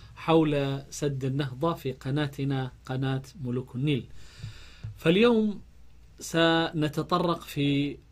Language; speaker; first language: Arabic; non-native, fluent; Amharic